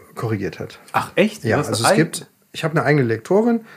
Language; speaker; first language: German; native; German